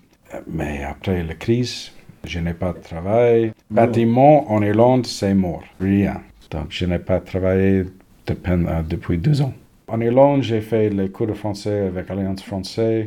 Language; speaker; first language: French; non-native, learner; English